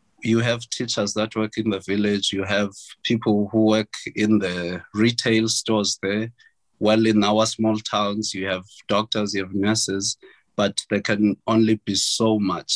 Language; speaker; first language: English; non-native, local second language; Xhosa